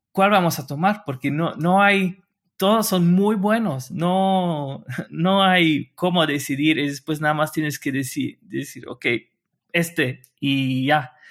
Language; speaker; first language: Spanish; non-native, fluent; Luxembourgish